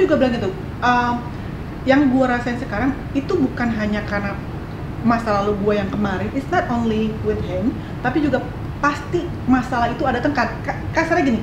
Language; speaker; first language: Indonesian; native; Indonesian